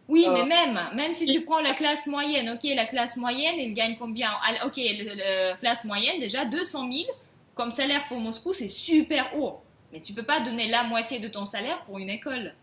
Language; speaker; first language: French; non-native, fluent; Russian